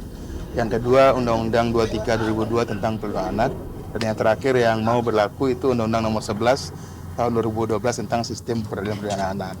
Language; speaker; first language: Indonesian; native; Indonesian